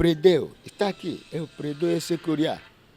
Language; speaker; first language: Portuguese; non-native, learner; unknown